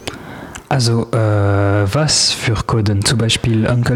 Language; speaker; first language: German; non-native, learner; French